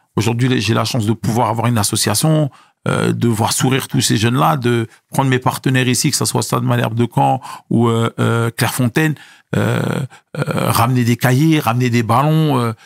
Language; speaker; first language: French; early bilingual, other home language; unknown